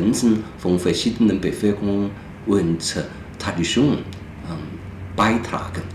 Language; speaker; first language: German; non-native, fluent; Chinese